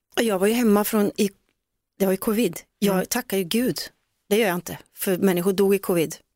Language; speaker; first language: Swedish; native; Swedish